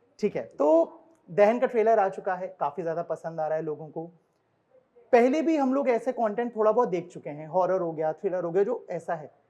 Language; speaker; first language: Hindi; native; Hindi